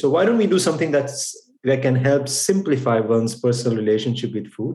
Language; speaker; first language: English; non-native, local second language; Gujarati